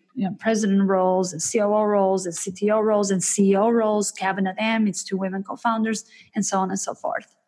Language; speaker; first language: English; early bilingual, other home language; Albanian